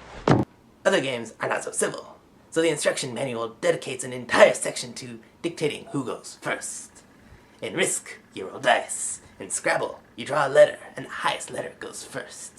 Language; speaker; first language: English; native; English